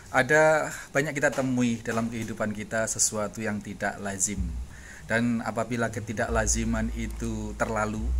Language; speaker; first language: Indonesian; native; Indonesian